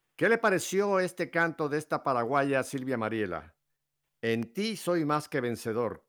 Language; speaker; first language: Spanish; native; Spanish